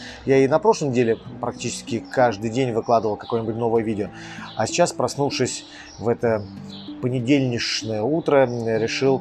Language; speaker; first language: Russian; native; Russian